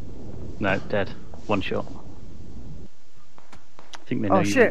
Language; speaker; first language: English; native; English